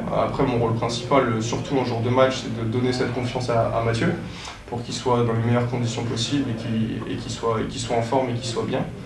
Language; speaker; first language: French; native; French